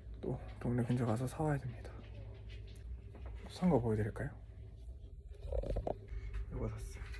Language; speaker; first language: Korean; native; Korean